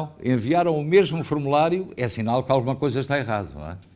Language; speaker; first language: Portuguese; native; Portuguese